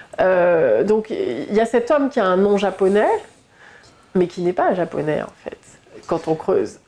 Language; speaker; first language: French; native; French